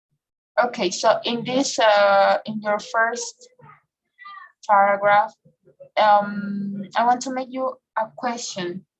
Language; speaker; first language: English; non-native, fluent; Spanish